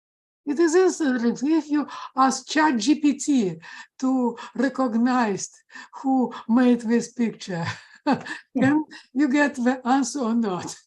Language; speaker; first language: English; non-native, fluent; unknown